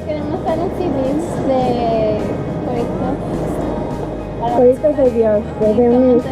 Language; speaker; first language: Spanish; early bilingual, heritage; Spanish